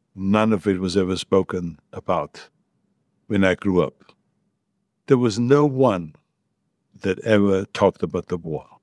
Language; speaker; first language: English; non-native, fluent; German